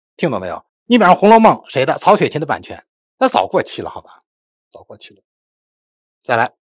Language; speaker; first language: Chinese; native; Chinese